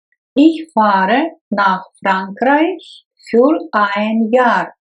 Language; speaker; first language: German; non-native, fluent; Russian